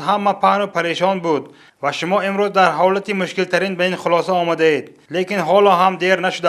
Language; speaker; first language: Persian; native; Persian